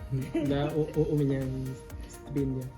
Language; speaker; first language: Russian; non-native, learner; Vietnamese